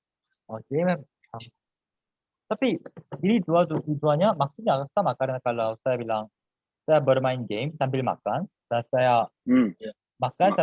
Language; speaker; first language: Indonesian; non-native, fluent; Korean